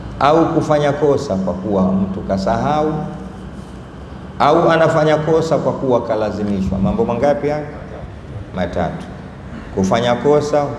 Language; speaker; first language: Swahili; native; Swahili